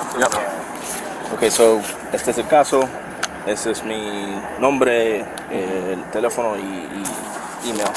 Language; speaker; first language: Spanish; early bilingual, other home language; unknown